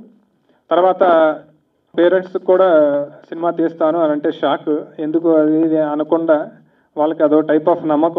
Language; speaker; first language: Telugu; native; Telugu